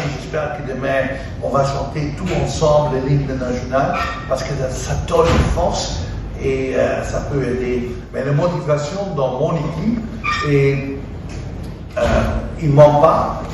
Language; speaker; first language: French; non-native, fluent; Dutch